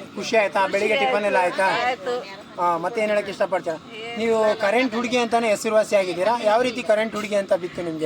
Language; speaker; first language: Kannada; non-native, local second language; Urdu